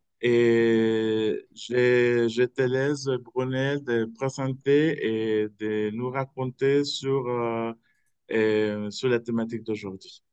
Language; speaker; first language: French; non-native, fluent; Spanish